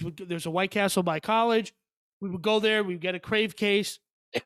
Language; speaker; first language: English; native; English